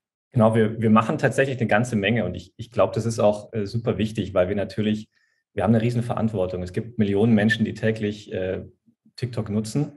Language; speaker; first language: German; native; German